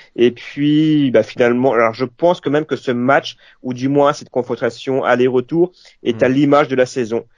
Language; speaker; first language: French; native; French